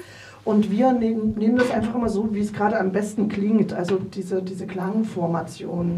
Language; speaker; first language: German; native; German